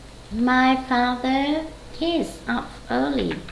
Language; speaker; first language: English; non-native, fluent; Vietnamese